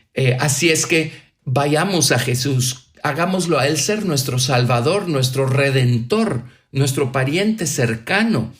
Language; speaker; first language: Spanish; native; Spanish